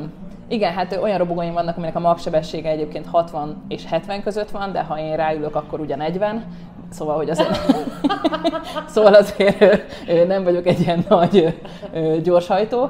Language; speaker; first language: Hungarian; native; Hungarian